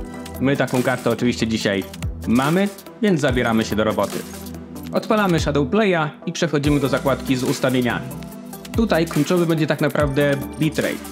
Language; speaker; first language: Polish; native; Polish